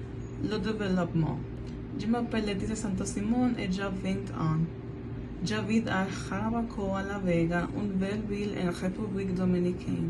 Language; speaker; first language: French; non-native, learner; Spanish